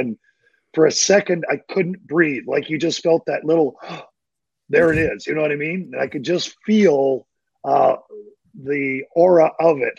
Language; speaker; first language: English; native; English